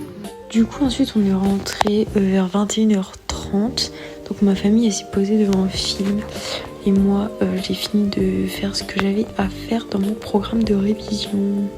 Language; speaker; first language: French; native; French